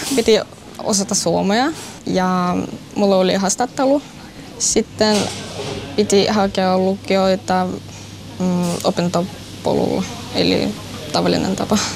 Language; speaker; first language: Finnish; non-native, learner; Russian